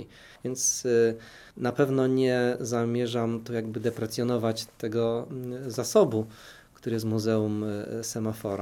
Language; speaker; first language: Polish; native; Polish